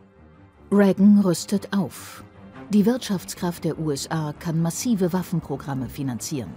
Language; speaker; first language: German; native; German